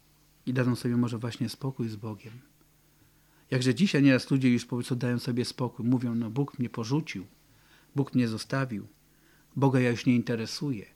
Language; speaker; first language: Polish; native; Polish